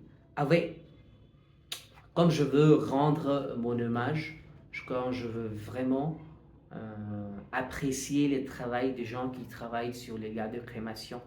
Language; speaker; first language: French; non-native, fluent; Hindi